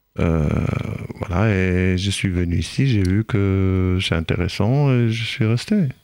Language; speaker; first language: French; non-native, fluent; Hebrew